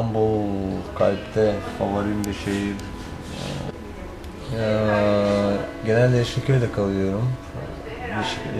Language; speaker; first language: Turkish; non-native, fluent; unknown